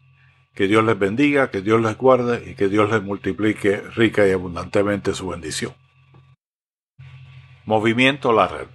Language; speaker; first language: Spanish; native; Spanish